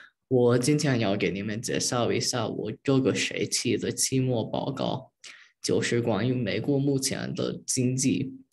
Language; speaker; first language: Chinese; early bilingual, heritage; Chinese